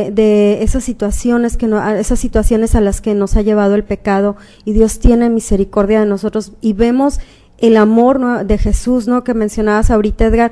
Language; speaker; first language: Spanish; native; Spanish